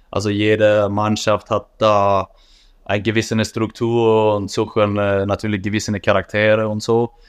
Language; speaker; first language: German; non-native, fluent; Swedish